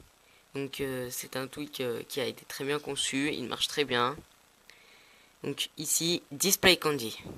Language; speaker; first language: French; native; French